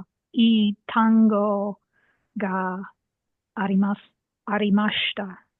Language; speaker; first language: Japanese; non-native, learner; English